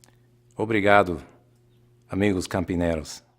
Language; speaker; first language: Portuguese; non-native, fluent; English